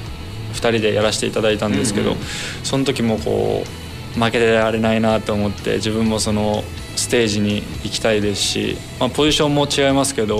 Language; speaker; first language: Japanese; native; Japanese